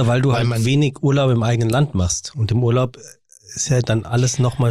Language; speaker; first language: German; native; German